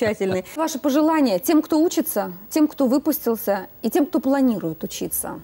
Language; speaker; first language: Russian; native; Russian